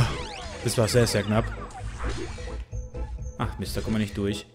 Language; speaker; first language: German; native; German